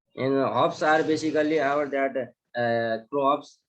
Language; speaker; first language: English; non-native, local second language; Nepali